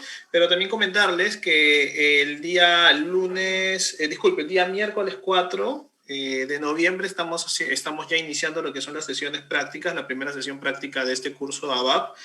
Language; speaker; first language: Spanish; native; Spanish